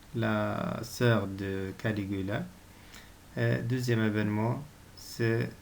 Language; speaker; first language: French; non-native, local second language; Arabic